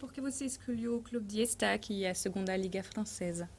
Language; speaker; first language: Portuguese; non-native, learner; French